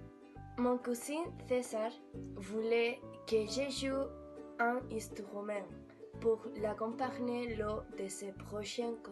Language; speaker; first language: French; non-native, learner; Spanish